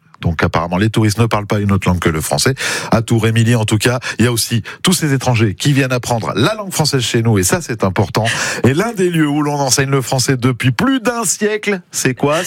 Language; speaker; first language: French; native; French